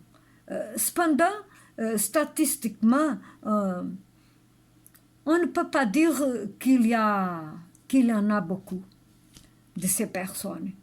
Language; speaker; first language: French; non-native, learner; Portuguese